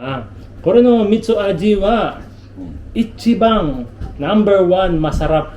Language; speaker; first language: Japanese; non-native, learner; Filipino